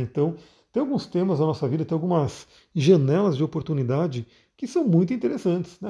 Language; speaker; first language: Portuguese; native; Portuguese